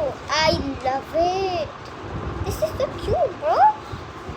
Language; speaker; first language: English; non-native, local second language; Bangla